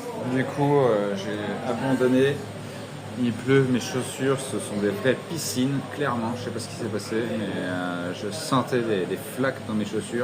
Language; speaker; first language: French; native; French